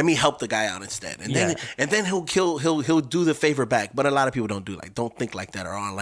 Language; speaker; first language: English; native; English